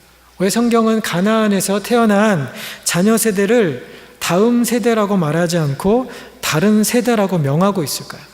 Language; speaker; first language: Korean; native; Korean